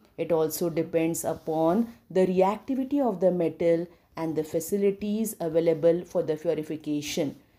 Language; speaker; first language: English; non-native, local second language; Marathi